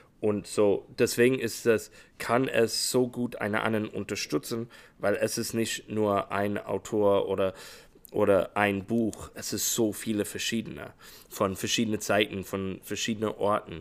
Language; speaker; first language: German; non-native, fluent; English